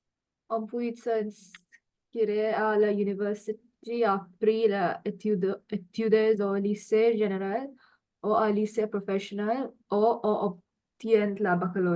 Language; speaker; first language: French; non-native, learner; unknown